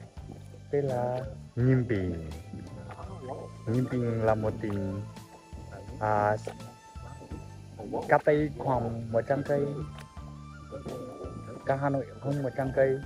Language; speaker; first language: Vietnamese; non-native, fluent; Chinese